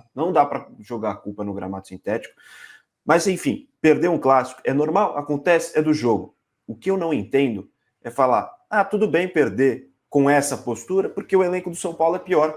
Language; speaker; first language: Portuguese; native; Portuguese